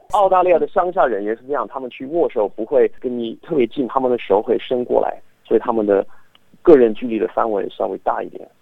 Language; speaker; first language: Chinese; non-native, fluent; English